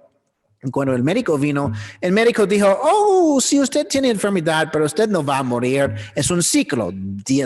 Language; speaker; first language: Spanish; non-native, learner; English